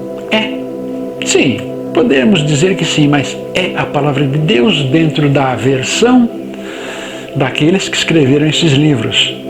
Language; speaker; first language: Portuguese; native; Portuguese